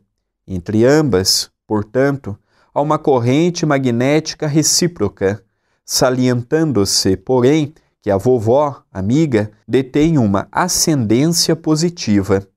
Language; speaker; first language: Portuguese; native; Portuguese